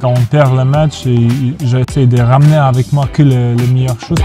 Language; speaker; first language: French; non-native, fluent; Polish